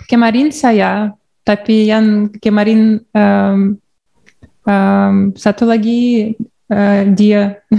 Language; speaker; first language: Indonesian; non-native, learner; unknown